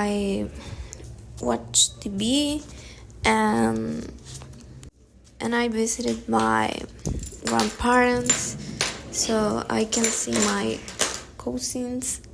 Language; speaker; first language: English; non-native, learner; Spanish